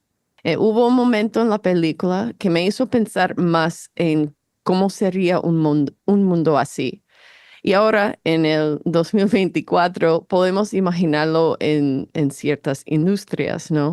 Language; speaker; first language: Spanish; non-native, fluent; English